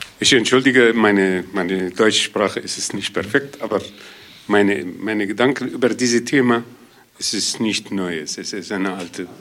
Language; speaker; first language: German; non-native, learner; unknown